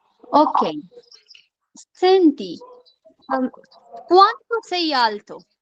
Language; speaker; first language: Italian; non-native, fluent; Urdu